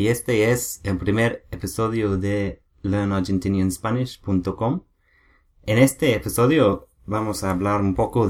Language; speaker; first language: Spanish; non-native, learner; English